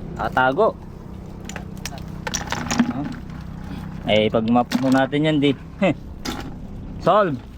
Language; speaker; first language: Filipino; native; Filipino